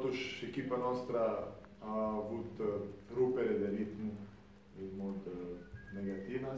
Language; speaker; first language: Romanian; non-native, fluent; Serbian